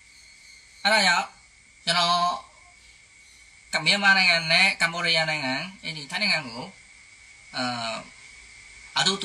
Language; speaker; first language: Burmese; non-native, learner; Khmer